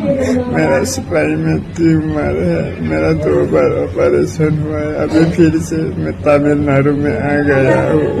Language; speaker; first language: Hindi; non-native, local second language; Kok Borok